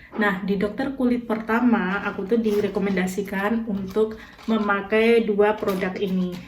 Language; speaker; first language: Indonesian; native; Indonesian